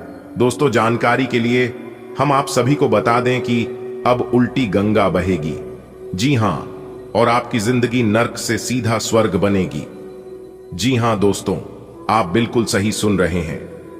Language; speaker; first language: Hindi; native; Hindi